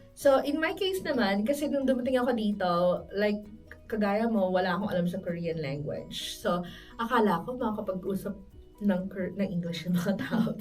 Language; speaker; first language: Filipino; native; Filipino